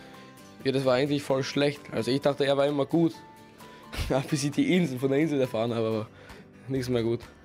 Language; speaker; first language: German; native; German